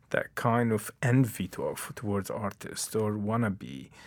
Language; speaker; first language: English; non-native, fluent; Arabic